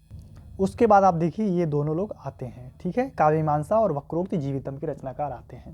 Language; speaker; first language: Hindi; native; Hindi